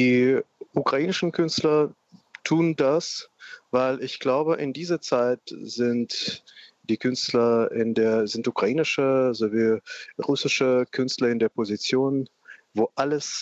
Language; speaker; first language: German; non-native, fluent; Russian